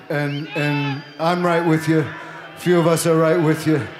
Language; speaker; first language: English; native; English